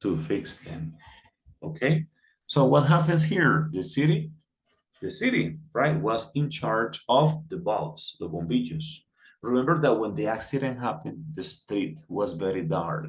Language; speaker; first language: English; non-native, fluent; Spanish